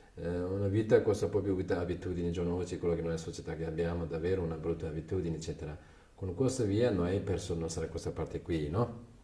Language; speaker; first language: Italian; non-native, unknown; Tibetan